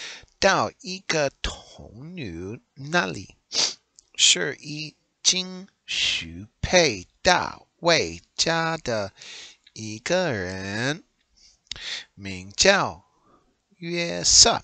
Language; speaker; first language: Chinese; non-native, learner; English